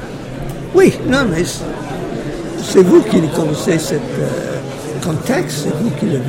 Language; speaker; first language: French; non-native, fluent; English